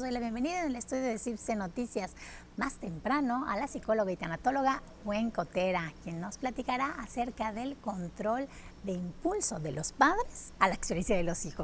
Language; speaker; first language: Spanish; native; Spanish